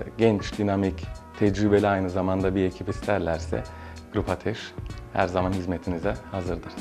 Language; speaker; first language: Turkish; early bilingual, heritage; Turkish